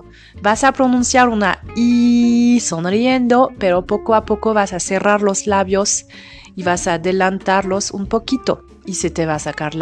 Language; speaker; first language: Spanish; non-native, fluent; French